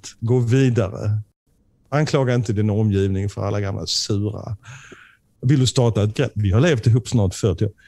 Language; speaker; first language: Swedish; native; Swedish